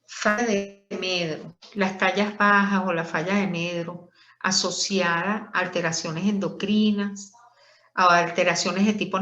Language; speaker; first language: Spanish; native; Spanish